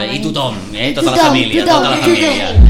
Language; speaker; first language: Catalan; native; Catalan